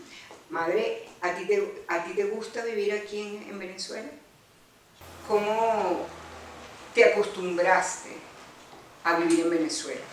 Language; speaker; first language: Spanish; early bilingual, other home language; Greek